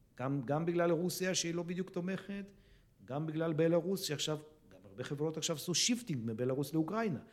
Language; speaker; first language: Hebrew; early bilingual, other home language; Russian